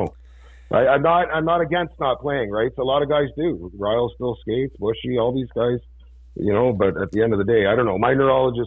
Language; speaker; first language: English; native; English